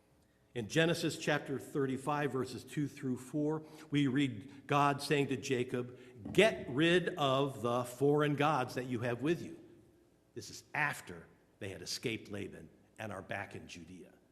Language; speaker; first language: English; native; English